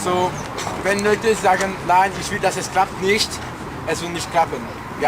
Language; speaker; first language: German; non-native, learner; French